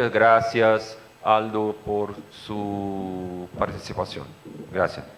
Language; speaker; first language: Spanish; non-native, fluent; Portuguese